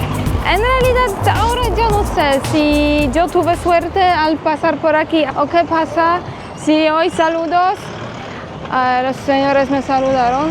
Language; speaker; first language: Spanish; non-native, fluent; Polish